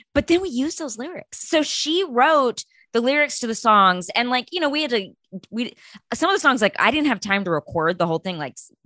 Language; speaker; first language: English; native; English